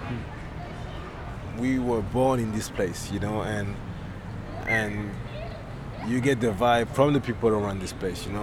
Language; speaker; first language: English; non-native, fluent; French